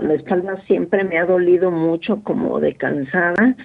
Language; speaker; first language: Spanish; native; Spanish